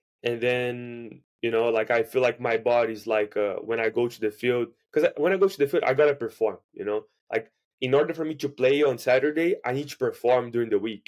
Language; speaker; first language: English; non-native, fluent; Portuguese